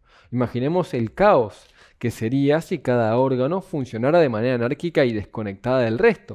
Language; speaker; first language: Spanish; native; Spanish